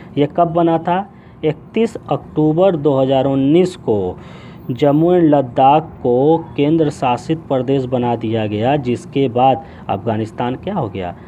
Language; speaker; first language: Hindi; native; Hindi